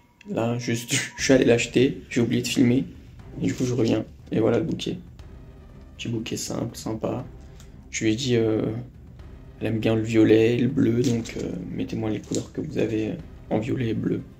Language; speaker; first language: French; native; French